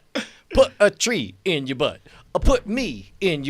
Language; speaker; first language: English; native; English